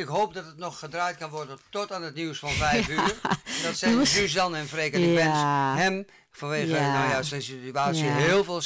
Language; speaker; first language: Dutch; native; Dutch